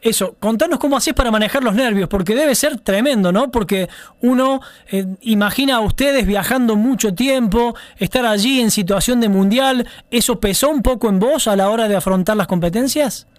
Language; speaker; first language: Spanish; native; Spanish